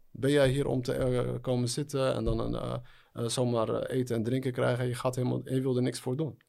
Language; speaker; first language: Dutch; early bilingual, other home language; Arabic